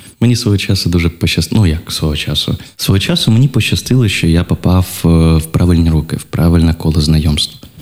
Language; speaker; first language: Ukrainian; non-native, local second language; Russian